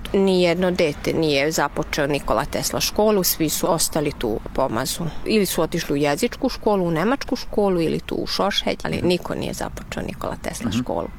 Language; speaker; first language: Serbian; non-native, local second language; Hungarian